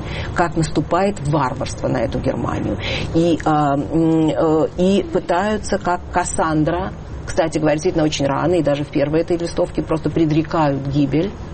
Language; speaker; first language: Russian; native; Russian